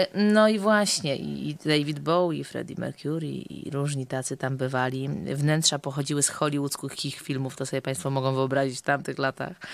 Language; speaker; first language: Polish; native; Polish